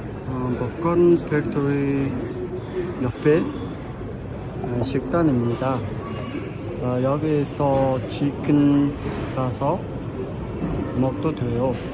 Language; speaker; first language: Korean; non-native, learner; Mongolian